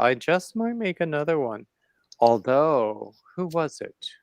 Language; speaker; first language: English; native; English